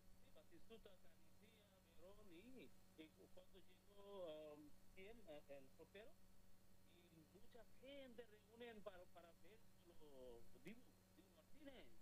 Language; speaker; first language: Spanish; non-native, learner; Bangla